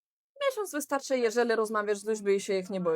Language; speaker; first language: Polish; non-native, fluent; Belarusian